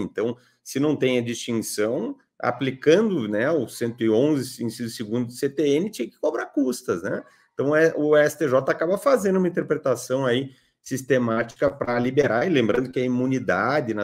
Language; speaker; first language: Portuguese; native; Portuguese